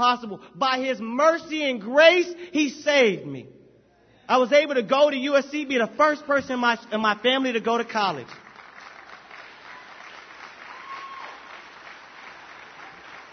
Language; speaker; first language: English; native; English